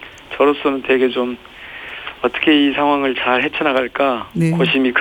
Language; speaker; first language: Korean; native; Korean